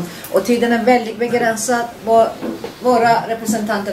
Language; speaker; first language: Swedish; non-native, fluent; Persian